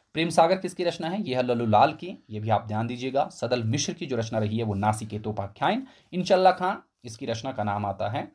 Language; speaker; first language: Hindi; native; Hindi